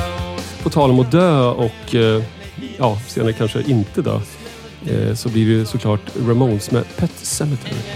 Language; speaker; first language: Swedish; native; Swedish